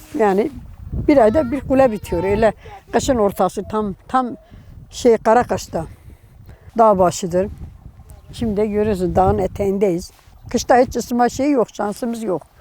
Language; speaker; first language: Turkish; native; Turkish